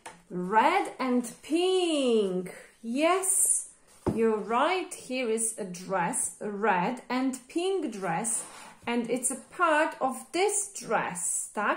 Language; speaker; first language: English; non-native, fluent; Polish